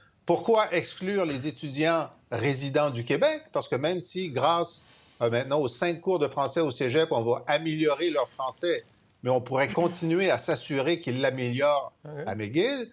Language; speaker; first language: French; native; French